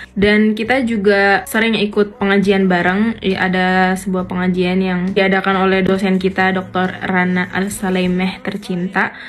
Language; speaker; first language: Indonesian; native; Indonesian